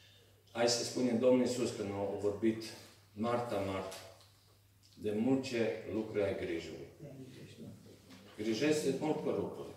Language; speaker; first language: Romanian; non-native, learner; Serbian